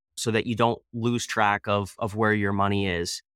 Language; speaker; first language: English; native; English